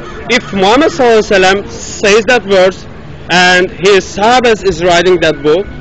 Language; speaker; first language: English; non-native, learner; Turkish